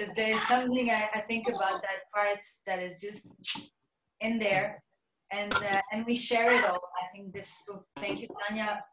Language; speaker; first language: English; non-native, local second language; French